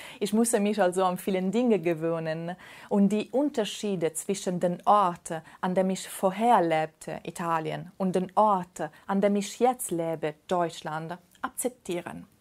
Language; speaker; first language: German; non-native, fluent; Italian